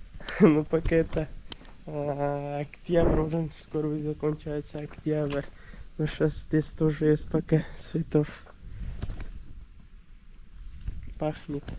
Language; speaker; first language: Russian; non-native, learner; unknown